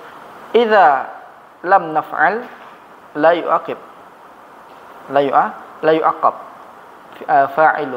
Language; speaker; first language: Arabic; non-native, fluent; Indonesian